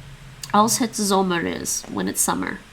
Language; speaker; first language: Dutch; non-native, learner; English